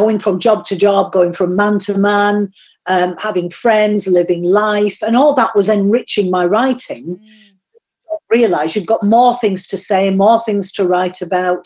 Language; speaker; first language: English; native; English